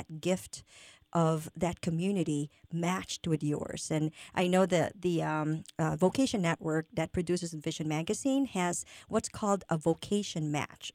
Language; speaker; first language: English; non-native, local second language; Filipino